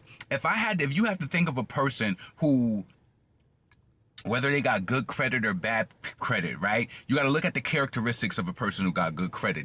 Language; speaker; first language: English; native; English